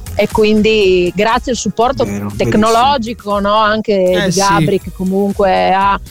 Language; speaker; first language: Italian; native; Italian